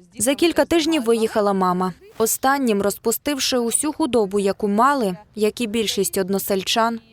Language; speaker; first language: Ukrainian; native; Ukrainian